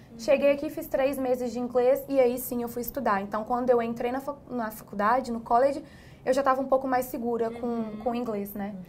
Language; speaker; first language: Portuguese; native; Portuguese